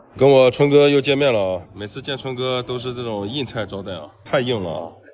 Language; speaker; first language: Chinese; native; Chinese